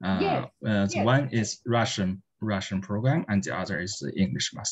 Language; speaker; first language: English; non-native, learner; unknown